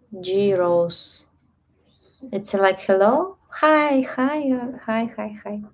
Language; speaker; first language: English; non-native, learner; Russian